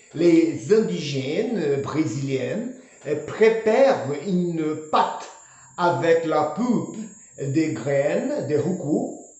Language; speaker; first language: French; non-native, learner; Portuguese